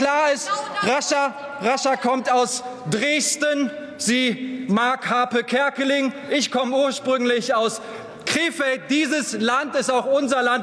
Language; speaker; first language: German; early bilingual, other home language; Turkish